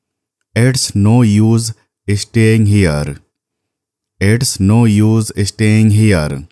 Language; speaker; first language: English; non-native, fluent; Nepali